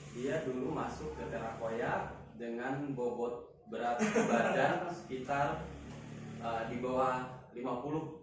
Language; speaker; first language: Indonesian; native; Indonesian